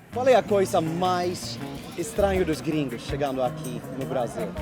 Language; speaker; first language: Portuguese; non-native, fluent; Swedish